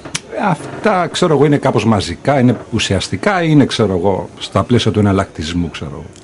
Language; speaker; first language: Greek; native; Greek